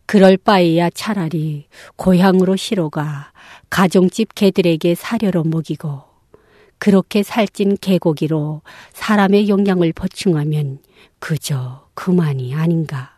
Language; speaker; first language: Korean; non-native, local second language; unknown